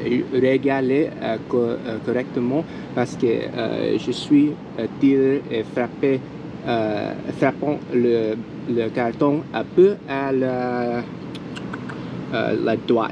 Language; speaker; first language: French; non-native, learner; English